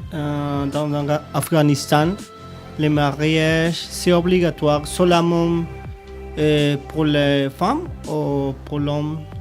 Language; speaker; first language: French; non-native, learner; Spanish